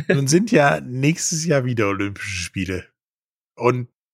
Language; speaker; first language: German; native; German